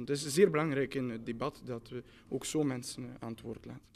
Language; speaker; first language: Dutch; native; Dutch